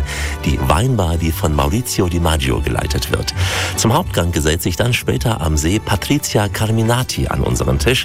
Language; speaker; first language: German; native; German